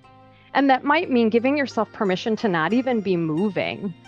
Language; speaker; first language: English; native; English